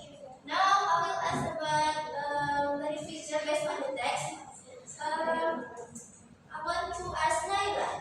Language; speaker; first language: English; non-native, learner; Indonesian